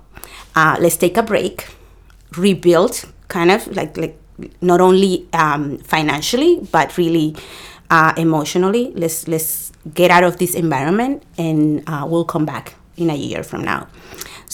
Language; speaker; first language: English; non-native, fluent; Spanish